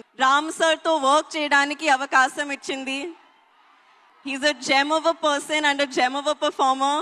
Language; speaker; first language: Telugu; non-native, learner; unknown